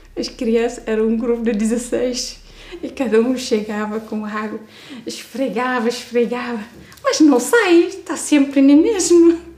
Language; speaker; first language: Portuguese; non-native, fluent; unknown